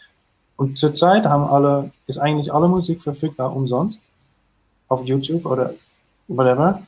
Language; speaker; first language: German; non-native, fluent; Dutch